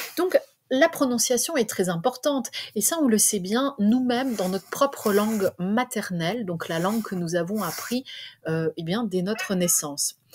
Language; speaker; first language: French; native; French